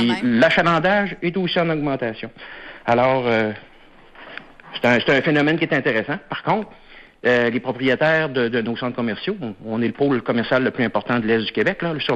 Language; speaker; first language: French; native; French